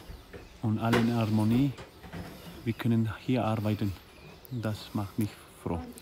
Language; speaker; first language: German; non-native, learner; Spanish